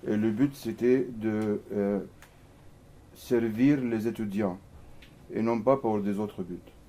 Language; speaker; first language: French; non-native, fluent; Arabic